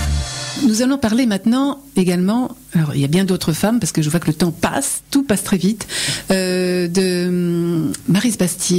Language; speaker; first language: French; native; French